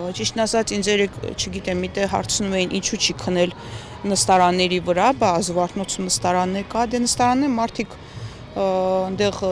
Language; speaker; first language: Armenian; native; Armenian